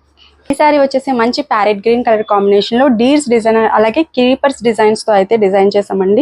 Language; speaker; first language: Telugu; native; Telugu